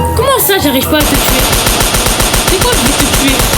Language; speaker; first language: French; native; French